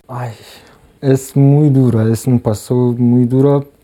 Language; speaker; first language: Spanish; non-native, learner; Persian